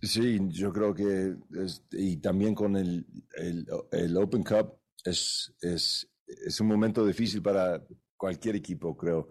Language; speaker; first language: Spanish; early bilingual, heritage; English